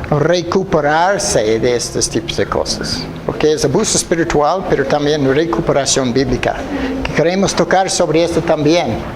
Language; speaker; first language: Spanish; non-native, fluent; English